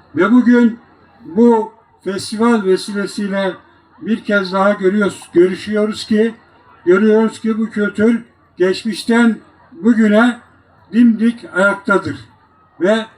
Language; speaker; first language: Turkish; native; Turkish